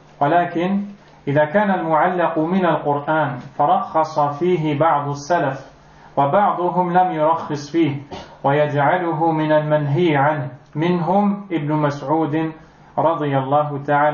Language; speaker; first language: Arabic; non-native, fluent; French